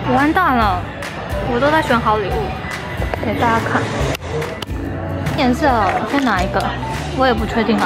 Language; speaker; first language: Chinese; native; Chinese